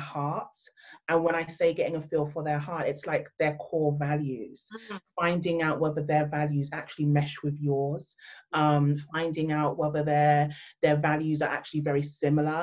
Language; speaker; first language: English; native; English